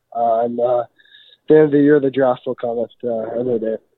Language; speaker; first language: English; native; English